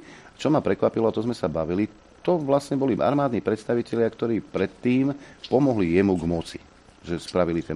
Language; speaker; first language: Slovak; native; Slovak